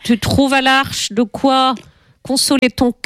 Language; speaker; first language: French; native; French